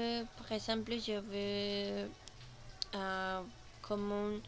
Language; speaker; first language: French; non-native, learner; Spanish